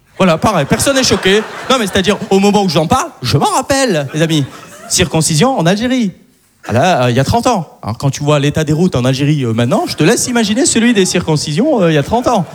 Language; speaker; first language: French; early bilingual, other home language; Arabic